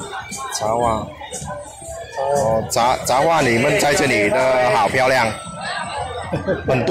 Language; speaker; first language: Chinese; non-native, fluent; Vietnamese